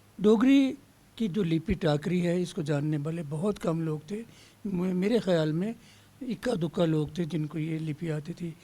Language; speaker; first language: Hindi; non-native, local second language; Dogri